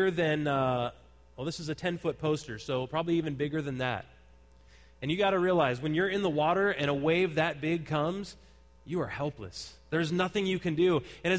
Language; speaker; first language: English; native; English